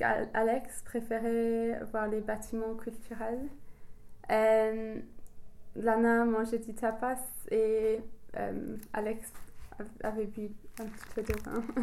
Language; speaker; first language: French; non-native, learner; English